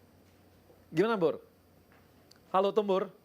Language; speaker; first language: Indonesian; native; Indonesian